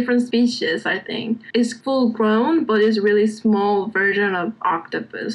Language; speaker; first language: English; non-native, learner; Korean